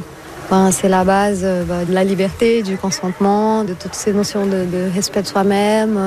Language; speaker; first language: French; non-native, fluent; Portuguese